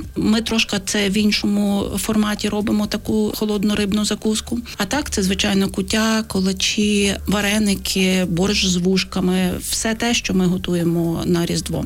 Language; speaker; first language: Ukrainian; native; Ukrainian